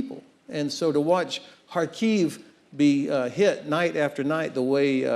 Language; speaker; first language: English; native; English